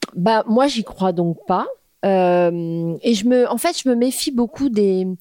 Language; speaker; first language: French; native; French